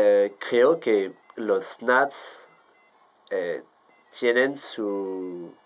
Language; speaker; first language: Spanish; non-native, fluent; French